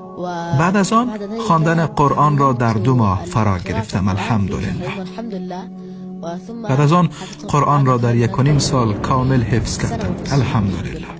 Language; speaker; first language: Persian; early bilingual, heritage; Persian